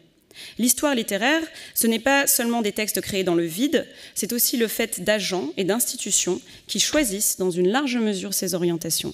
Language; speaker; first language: French; native; French